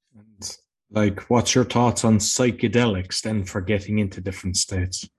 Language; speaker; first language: English; native; English